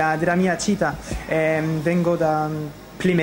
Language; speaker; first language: Italian; non-native, learner; French